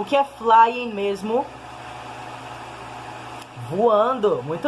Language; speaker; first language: Portuguese; native; Portuguese